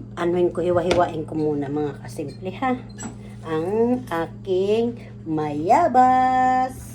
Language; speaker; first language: Filipino; native; Filipino